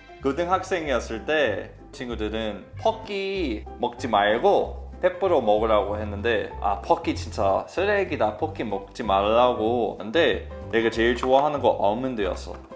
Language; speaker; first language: Korean; non-native, fluent; English